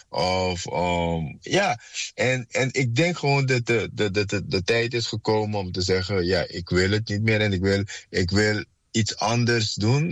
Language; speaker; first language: Dutch; non-native, fluent; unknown